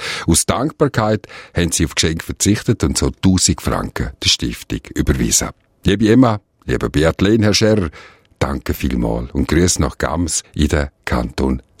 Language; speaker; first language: German; native; German